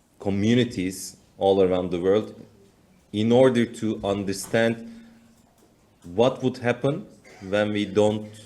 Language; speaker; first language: English; non-native, fluent; Turkish